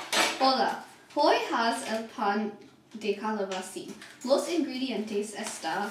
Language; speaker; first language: Spanish; non-native, learner; English